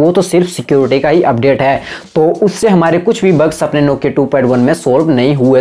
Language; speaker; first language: Hindi; native; Hindi